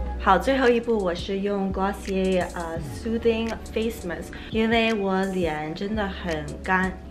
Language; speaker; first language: Chinese; early bilingual, heritage; Chinese